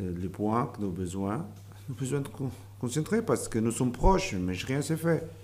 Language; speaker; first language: French; non-native, learner; Portuguese